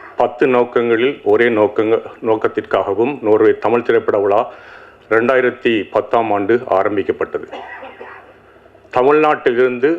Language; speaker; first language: Tamil; native; Tamil